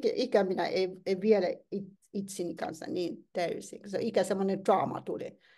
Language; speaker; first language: Finnish; non-native, fluent; Chinese